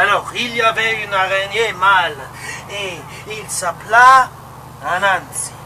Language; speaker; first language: French; non-native, local second language; Luxembourgish